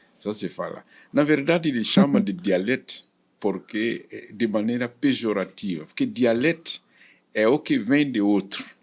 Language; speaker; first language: Portuguese; non-native, fluent; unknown